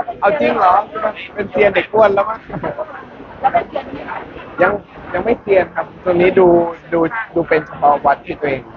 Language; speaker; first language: Thai; native; Thai